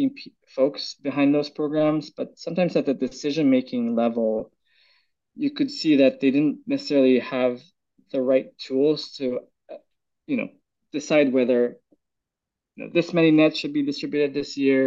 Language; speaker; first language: English; non-native, local second language; Filipino